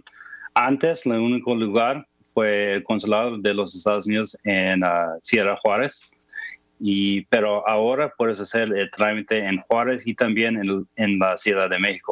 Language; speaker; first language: Spanish; non-native, fluent; English